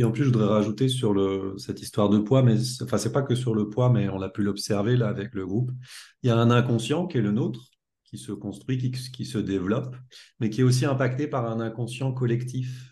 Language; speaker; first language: French; native; French